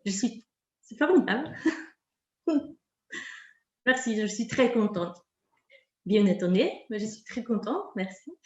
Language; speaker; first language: French; non-native, fluent; Polish